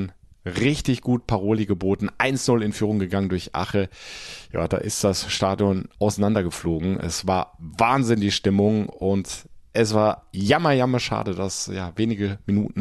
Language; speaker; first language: German; native; German